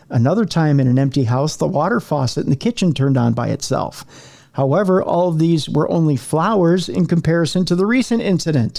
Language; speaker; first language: English; native; English